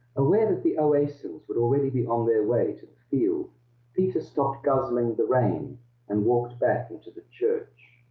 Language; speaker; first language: English; early bilingual, other home language; Dutch